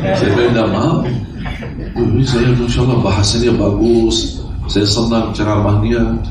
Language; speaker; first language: Indonesian; non-native, fluent; Arabic